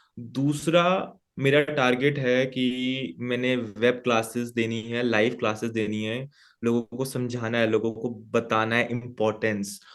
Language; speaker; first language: Hindi; native; Hindi